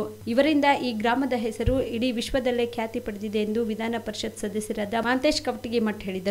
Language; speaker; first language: Kannada; native; Kannada